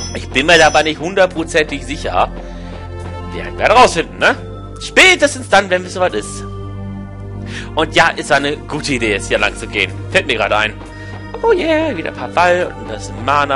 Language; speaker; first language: German; native; German